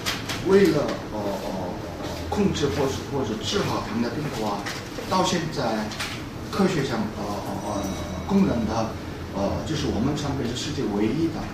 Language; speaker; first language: Chinese; non-native, fluent; Korean